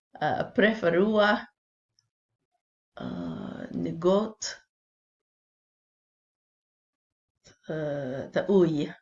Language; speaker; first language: Albanian; non-native, learner; English